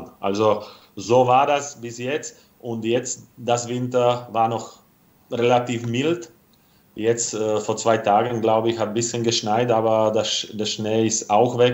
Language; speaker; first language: German; non-native, fluent; Slovak